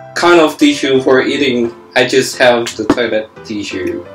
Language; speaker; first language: English; non-native, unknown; Indonesian